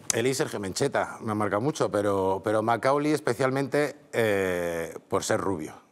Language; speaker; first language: Spanish; native; Spanish